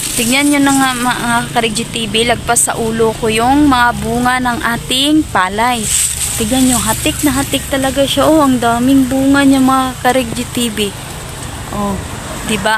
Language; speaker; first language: Filipino; non-native, local second language; Hiligaynon